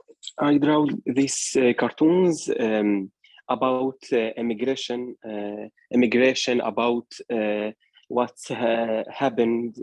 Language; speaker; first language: English; non-native, learner; Arabic